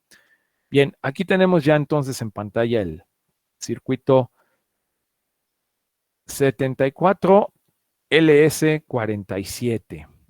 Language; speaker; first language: Spanish; native; Spanish